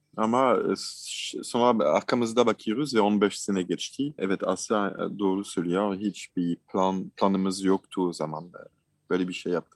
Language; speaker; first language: Turkish; non-native, fluent; French